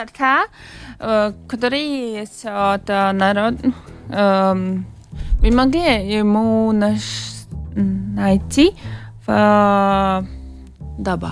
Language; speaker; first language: Russian; non-native, local second language; Latvian